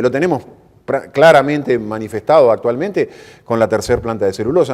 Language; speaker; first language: Spanish; native; Spanish